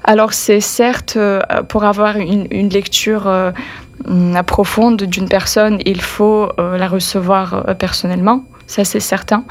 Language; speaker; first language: French; non-native, fluent; Russian